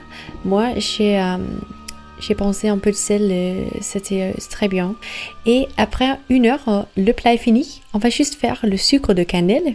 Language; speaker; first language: French; non-native, fluent; Danish